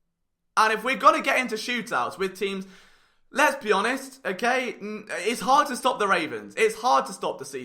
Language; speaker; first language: English; native; English